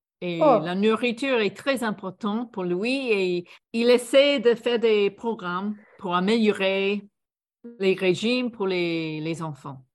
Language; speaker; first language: French; non-native, fluent; English